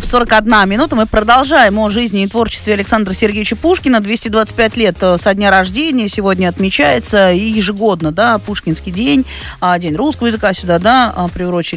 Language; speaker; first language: Russian; native; Russian